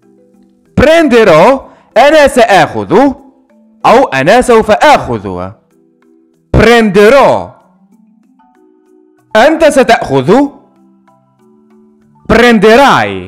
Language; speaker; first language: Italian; non-native, fluent; Arabic